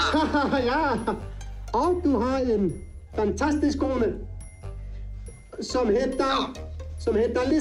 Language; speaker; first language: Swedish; non-native, learner; Danish